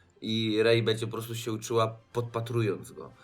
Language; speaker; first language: Polish; native; Polish